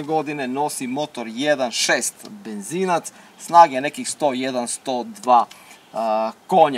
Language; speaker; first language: Serbian; native; Serbian